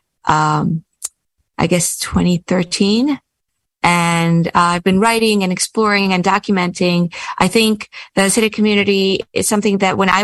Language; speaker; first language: English; native; English